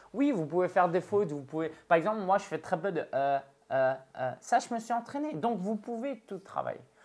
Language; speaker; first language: French; early bilingual, other home language; Chinese